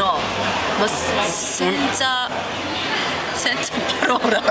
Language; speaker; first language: Italian; non-native, learner; Japanese